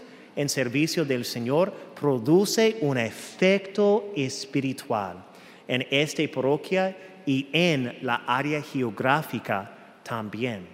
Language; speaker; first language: Spanish; non-native, fluent; English